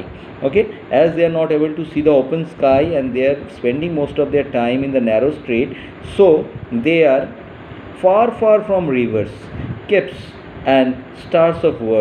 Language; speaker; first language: English; non-native, local second language; Hindi